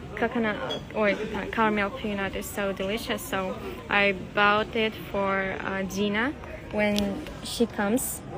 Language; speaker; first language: English; non-native, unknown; Russian